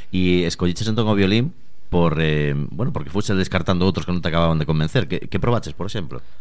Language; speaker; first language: Galician; native; Galician